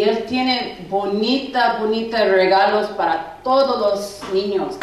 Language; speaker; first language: Spanish; non-native, learner; English